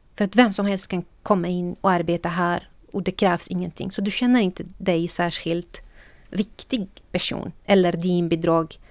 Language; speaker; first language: Swedish; non-native, fluent; Arabic